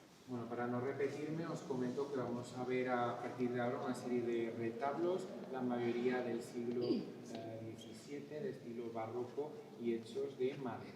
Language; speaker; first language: Spanish; native; Spanish